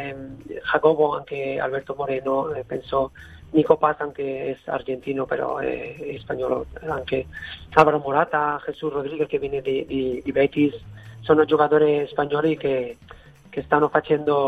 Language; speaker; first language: Italian; non-native, fluent; Spanish